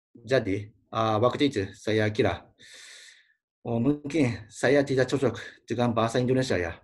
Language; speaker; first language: Indonesian; non-native, learner; Japanese